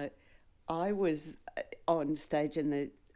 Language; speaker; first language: English; native; English